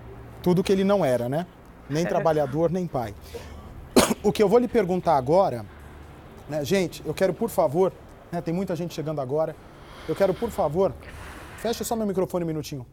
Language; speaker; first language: Portuguese; native; Portuguese